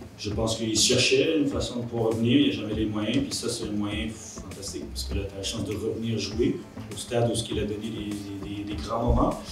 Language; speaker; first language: French; native; French